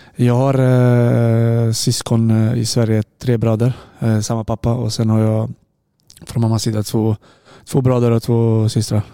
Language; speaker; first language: Swedish; non-native, fluent; Serbian